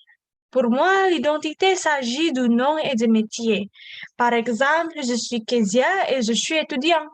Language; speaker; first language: French; non-native, learner; Indonesian